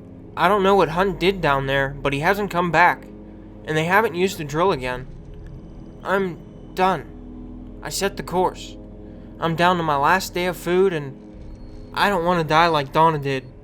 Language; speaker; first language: English; native; English